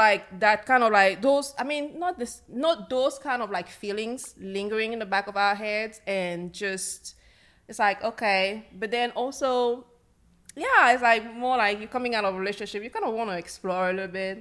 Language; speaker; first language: English; non-native, local second language; French